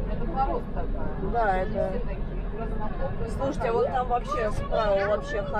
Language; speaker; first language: Russian; native; Russian